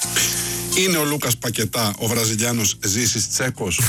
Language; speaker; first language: Greek; native; Greek